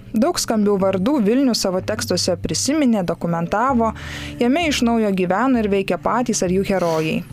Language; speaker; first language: Lithuanian; native; Lithuanian